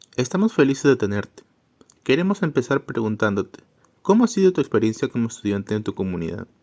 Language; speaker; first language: Spanish; native; Spanish